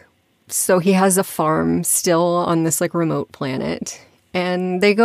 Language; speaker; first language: English; native; English